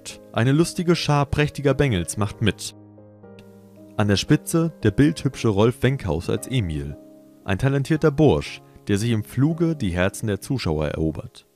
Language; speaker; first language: German; native; German